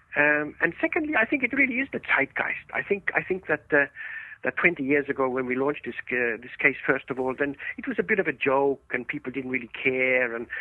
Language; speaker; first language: English; early bilingual, other home language; Estonian